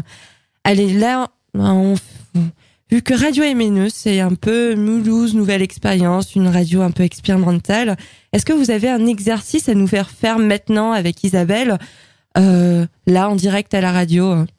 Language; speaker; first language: French; native; French